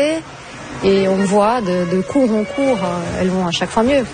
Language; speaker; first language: French; non-native, fluent; Portuguese